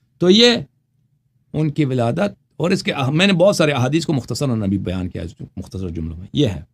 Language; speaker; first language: Urdu; non-native, fluent; Persian